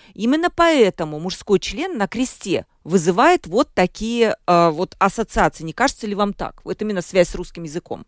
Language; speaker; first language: Russian; native; Russian